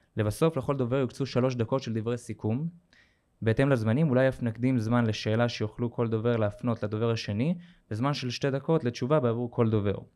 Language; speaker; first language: Hebrew; native; Hebrew